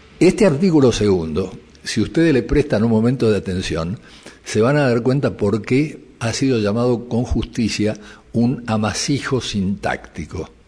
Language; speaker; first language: Spanish; native; Spanish